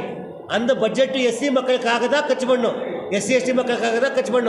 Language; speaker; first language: Tamil; non-native, learner; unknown